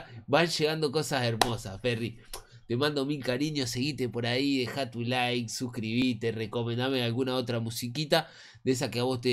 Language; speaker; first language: Spanish; native; Spanish